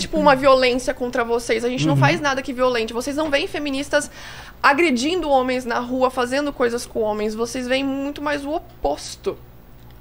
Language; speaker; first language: Portuguese; native; Portuguese